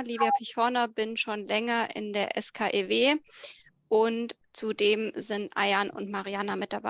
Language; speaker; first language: German; native; German